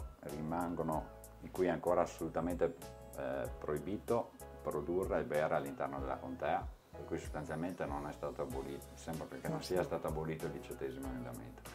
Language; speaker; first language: Italian; native; Italian